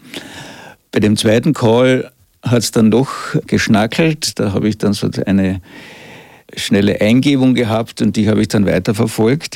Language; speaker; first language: German; native; German